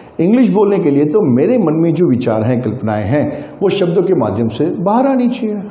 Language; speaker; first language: Hindi; non-native, local second language; Gujarati